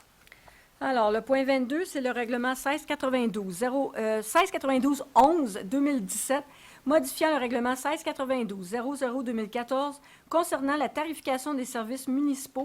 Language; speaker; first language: French; native; French